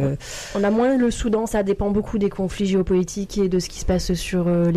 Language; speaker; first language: French; native; French